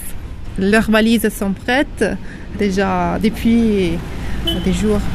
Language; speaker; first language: French; non-native, fluent; Italian